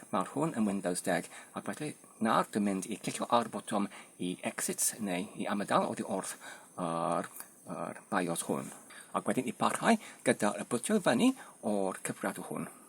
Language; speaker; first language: Welsh; non-native, learner; Polish